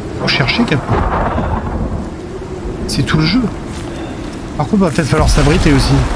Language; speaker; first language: French; native; French